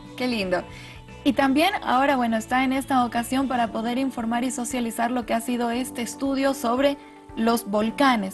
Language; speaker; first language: Spanish; native; Spanish